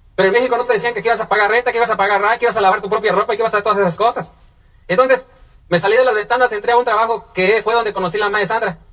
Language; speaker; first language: Spanish; native; Spanish